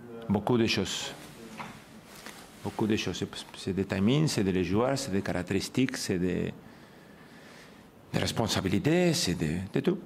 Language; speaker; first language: French; non-native, fluent; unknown